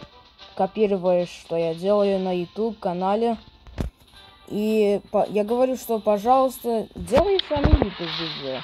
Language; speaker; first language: Russian; early bilingual, heritage; English